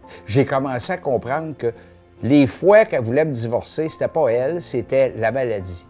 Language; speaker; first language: French; native; French